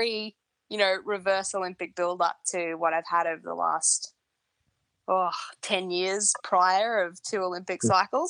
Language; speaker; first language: English; native; English